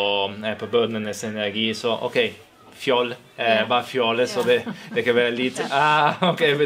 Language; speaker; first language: Danish; non-native, fluent; Italian